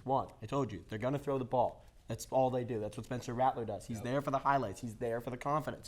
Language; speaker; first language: English; native; English